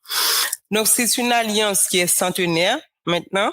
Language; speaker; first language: French; non-native, local second language; Haitian Creole